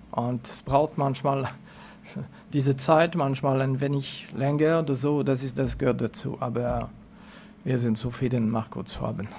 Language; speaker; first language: German; non-native, local second language; French